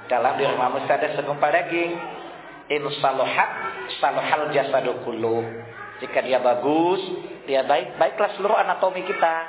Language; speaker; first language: Indonesian; non-native, local second language; Sundanese